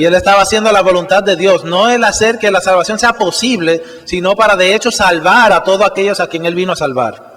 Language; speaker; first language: Spanish; native; Spanish